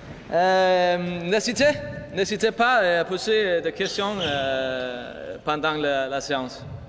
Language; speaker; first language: French; non-native, learner; Danish